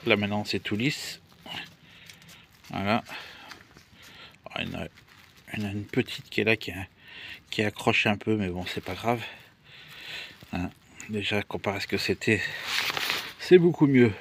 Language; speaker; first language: French; native; French